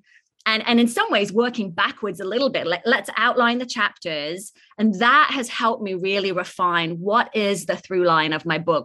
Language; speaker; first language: English; native; English